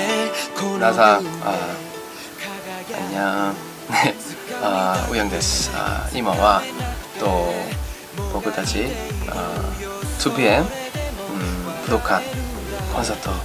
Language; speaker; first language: Japanese; non-native, learner; Korean